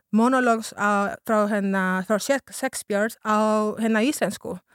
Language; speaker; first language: Icelandic; non-native, fluent; Spanish